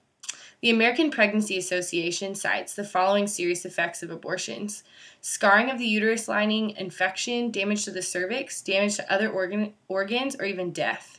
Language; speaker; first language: English; native; English